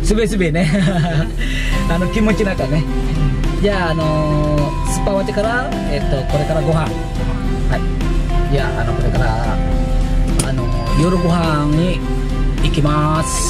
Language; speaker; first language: Japanese; non-native, fluent; Balinese